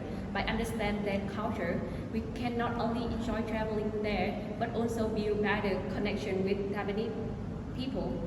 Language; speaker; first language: English; non-native, learner; Vietnamese